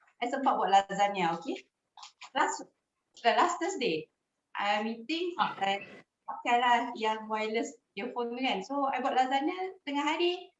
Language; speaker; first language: Malay; native; Malay